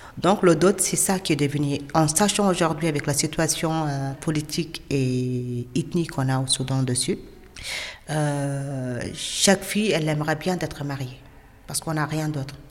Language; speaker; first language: French; non-native, fluent; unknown